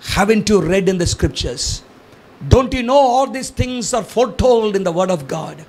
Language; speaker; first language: English; non-native, local second language; Tamil